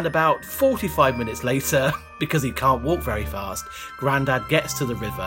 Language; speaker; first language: English; native; English